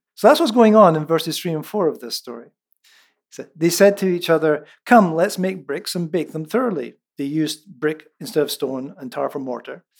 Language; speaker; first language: English; non-native, local second language; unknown